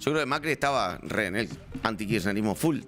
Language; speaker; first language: Spanish; native; Spanish